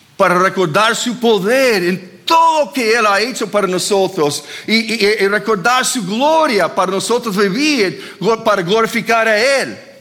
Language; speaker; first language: Spanish; non-native, fluent; English